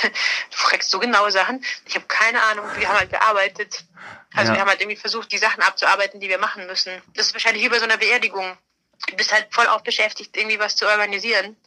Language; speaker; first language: German; native; German